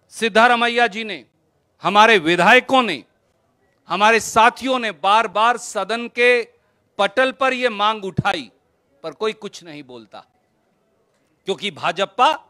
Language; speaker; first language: Hindi; native; Hindi